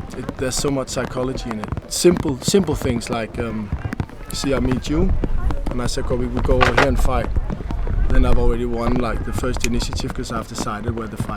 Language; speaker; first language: English; non-native, fluent; Danish